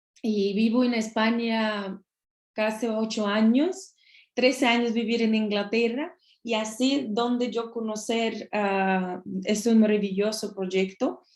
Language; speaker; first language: Spanish; non-native, learner; Russian